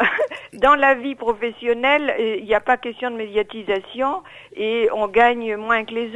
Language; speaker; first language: French; native; French